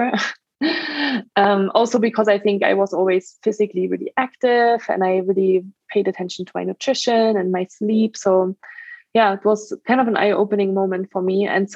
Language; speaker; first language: English; non-native, fluent; German